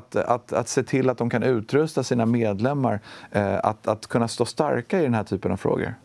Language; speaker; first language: Swedish; native; Swedish